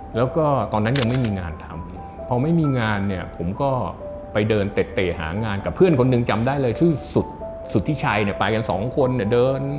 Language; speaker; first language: Thai; native; Thai